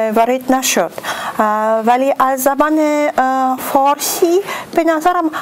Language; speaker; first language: Persian; non-native, fluent; Russian